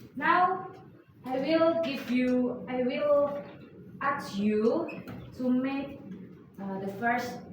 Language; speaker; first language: English; non-native, learner; Indonesian